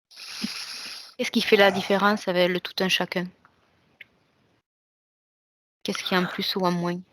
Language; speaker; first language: French; native; French